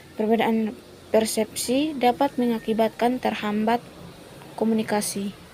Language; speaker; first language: Indonesian; native; Indonesian